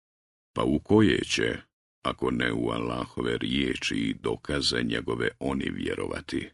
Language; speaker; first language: Croatian; native; Croatian